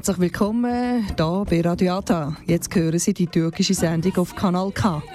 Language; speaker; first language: German; non-native, learner; Turkish